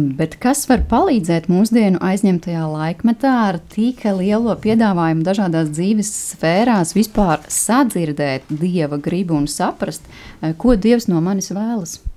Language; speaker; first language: Latvian; native; Latvian